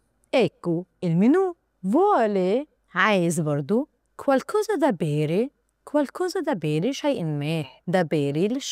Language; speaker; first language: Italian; non-native, learner; Arabic